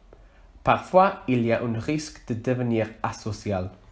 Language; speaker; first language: French; non-native, learner; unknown